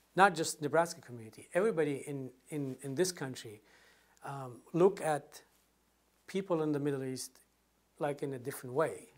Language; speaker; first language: English; non-native, fluent; Kurdish